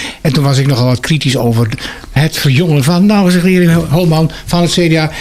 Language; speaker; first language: Dutch; native; Dutch